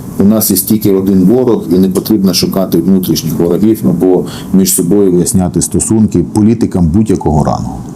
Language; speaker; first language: Ukrainian; non-native, local second language; Russian